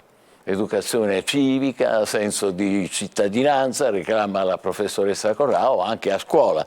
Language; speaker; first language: Italian; native; Italian